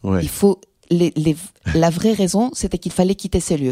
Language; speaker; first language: French; non-native, fluent; Greek